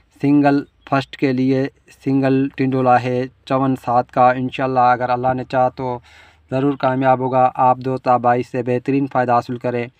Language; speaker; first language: Urdu; non-native, local second language; Punjabi